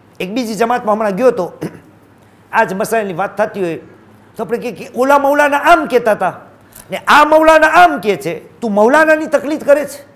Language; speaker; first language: Gujarati; early bilingual, heritage; Gujarati